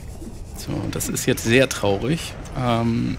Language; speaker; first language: German; native; German